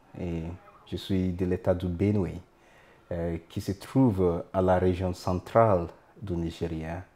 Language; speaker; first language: French; non-native, fluent; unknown